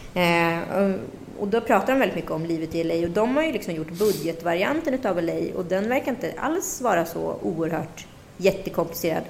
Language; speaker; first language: Swedish; native; Swedish